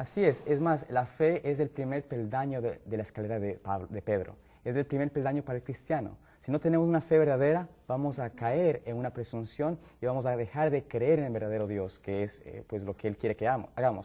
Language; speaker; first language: Spanish; native; Spanish